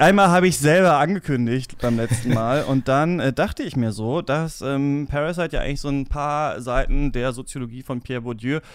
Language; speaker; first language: German; native; German